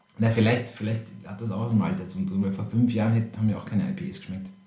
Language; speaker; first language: German; native; German